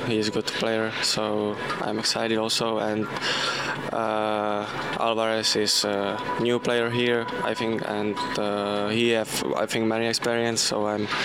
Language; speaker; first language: English; non-native, learner; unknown